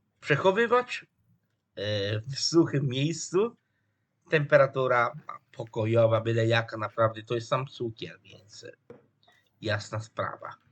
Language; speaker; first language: Polish; non-native, fluent; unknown